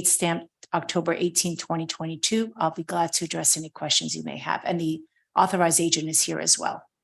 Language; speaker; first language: English; native; English